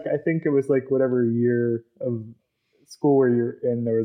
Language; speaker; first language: English; native; English